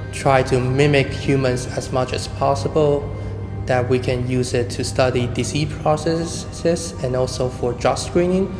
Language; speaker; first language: English; non-native, fluent; Chinese